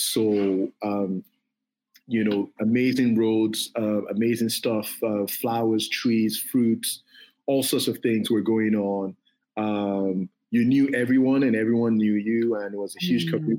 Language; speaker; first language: English; non-native, local second language; Yoruba